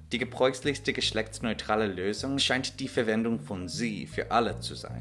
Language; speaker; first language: German; non-native, fluent; English